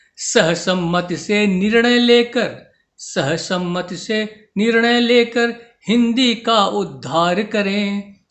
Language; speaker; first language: Hindi; native; Hindi